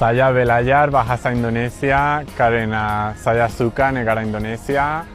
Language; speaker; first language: Indonesian; non-native, learner; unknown